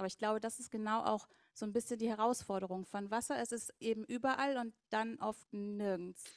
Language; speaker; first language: German; native; German